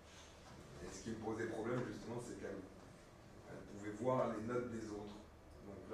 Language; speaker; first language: French; native; French